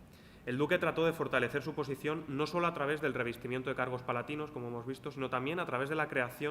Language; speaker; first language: Spanish; native; Spanish